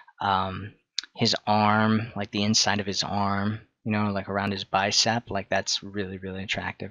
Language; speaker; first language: English; native; English